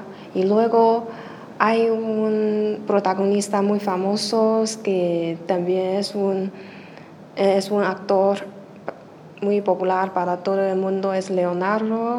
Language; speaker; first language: Spanish; non-native, learner; Chinese